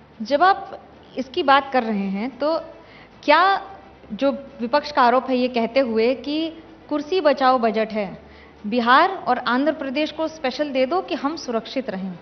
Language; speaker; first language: Hindi; native; Hindi